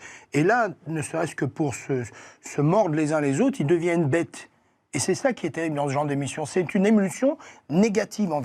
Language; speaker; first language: French; native; French